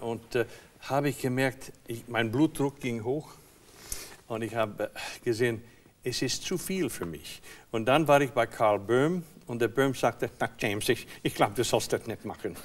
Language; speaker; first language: German; non-native, fluent; English